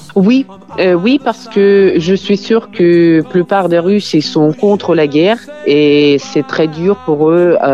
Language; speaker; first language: French; non-native, fluent; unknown